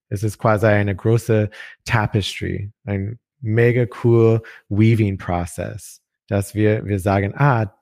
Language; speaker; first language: German; non-native, learner; English